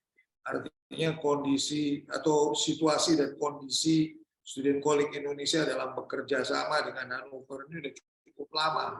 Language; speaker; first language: Indonesian; native; Indonesian